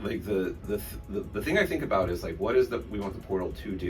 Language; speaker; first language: English; native; English